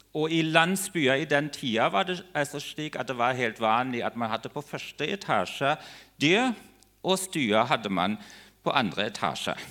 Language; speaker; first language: Norwegian; non-native, fluent; German